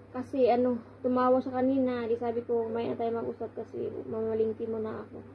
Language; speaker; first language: Filipino; native; Filipino